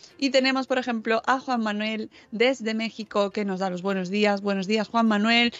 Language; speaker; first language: Spanish; native; Spanish